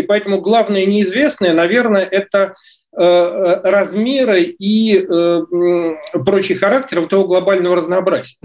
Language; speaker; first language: Russian; native; Russian